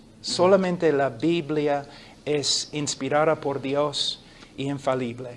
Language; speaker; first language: Spanish; non-native, fluent; English